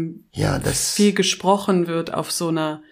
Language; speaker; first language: German; native; German